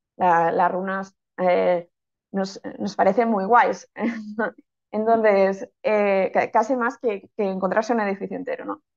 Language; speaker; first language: Spanish; native; Spanish